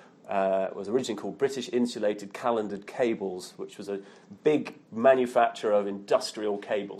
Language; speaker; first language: English; native; English